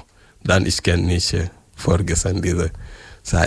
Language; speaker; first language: German; non-native, learner; French